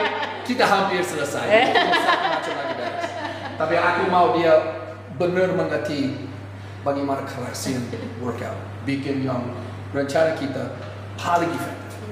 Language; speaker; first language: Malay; non-native, fluent; English